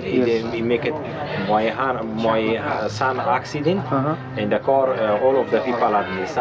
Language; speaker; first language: English; non-native, learner; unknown